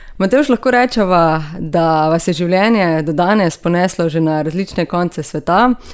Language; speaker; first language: Slovenian; native; Slovenian